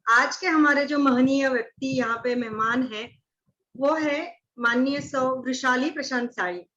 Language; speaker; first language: Hindi; non-native, local second language; Marathi